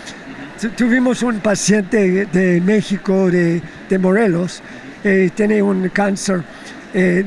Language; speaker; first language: Spanish; non-native, fluent; English